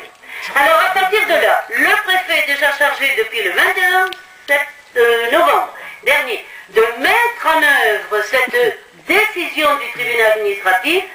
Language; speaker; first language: French; native; French